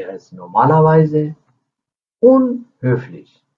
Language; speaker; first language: German; non-native, fluent; Urdu